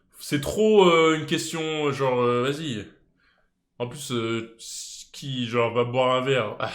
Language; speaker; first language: French; native; French